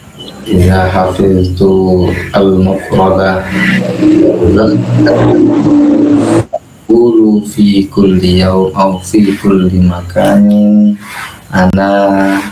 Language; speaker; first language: Arabic; non-native, learner; Indonesian